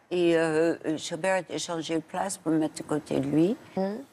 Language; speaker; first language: French; non-native, fluent; English